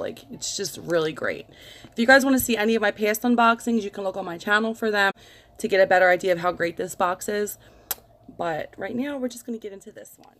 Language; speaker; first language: English; native; English